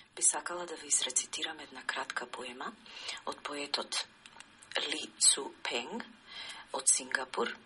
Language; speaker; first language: Macedonian; native; Macedonian